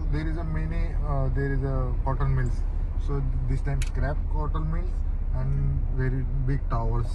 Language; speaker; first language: English; non-native, learner; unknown